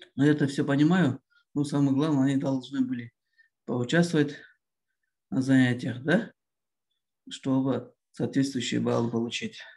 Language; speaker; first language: Russian; non-native, local second language; Kazakh